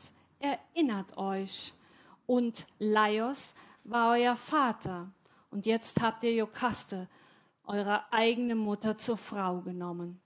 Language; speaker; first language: German; native; German